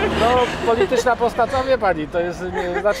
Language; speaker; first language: Polish; native; Polish